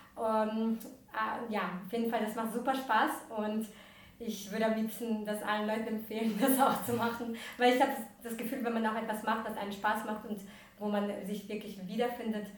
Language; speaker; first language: German; early bilingual, other home language; Russian